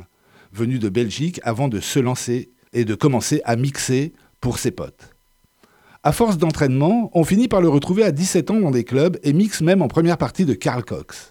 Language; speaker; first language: French; native; French